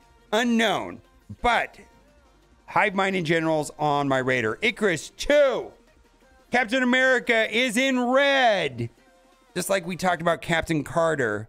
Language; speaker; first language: English; native; English